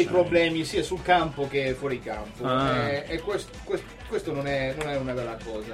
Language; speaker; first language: Italian; non-native, fluent; English